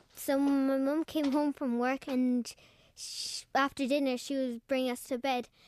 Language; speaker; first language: English; native; English